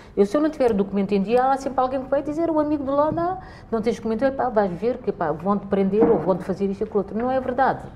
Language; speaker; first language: Portuguese; non-native, local second language; Kabuverdianu